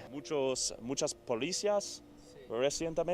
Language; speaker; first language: Spanish; non-native, learner; English